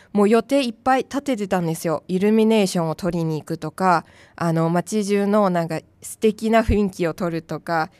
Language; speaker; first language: Japanese; non-native, fluent; Chinese